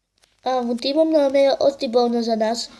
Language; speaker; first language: Bulgarian; native; Bulgarian